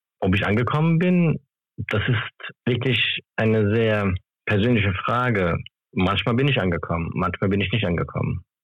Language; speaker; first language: German; early bilingual, other home language; Turkish